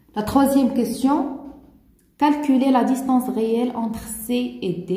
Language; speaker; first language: French; non-native, local second language; Arabic